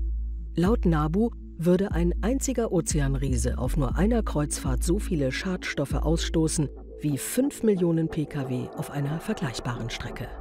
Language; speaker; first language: German; native; German